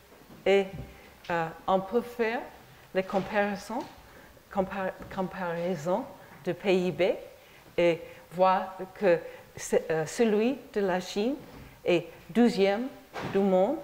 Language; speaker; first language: French; non-native, fluent; English